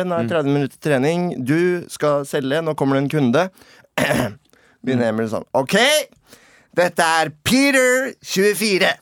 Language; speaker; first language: Norwegian; native; Norwegian